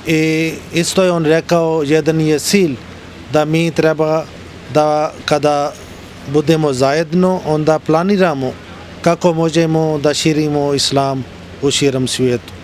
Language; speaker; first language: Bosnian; non-native, learner; Urdu